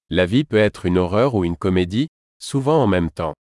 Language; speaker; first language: French; native; French